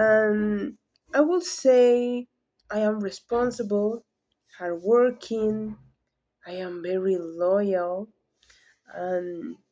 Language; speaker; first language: English; non-native, learner; Spanish